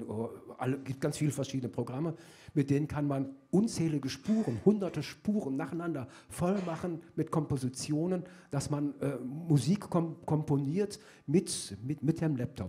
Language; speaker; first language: German; native; German